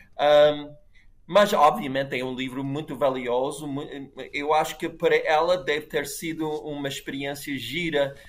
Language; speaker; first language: Portuguese; non-native, fluent; English